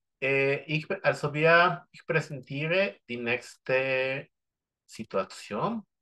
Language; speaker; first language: German; non-native, fluent; Spanish